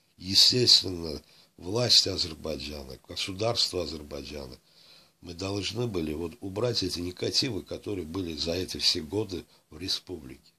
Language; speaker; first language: Russian; non-native, local second language; Azerbaijani